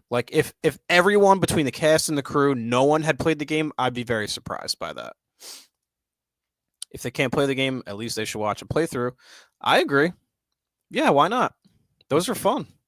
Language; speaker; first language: English; native; English